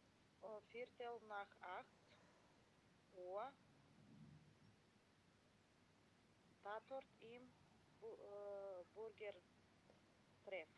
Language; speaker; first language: German; non-native, learner; Macedonian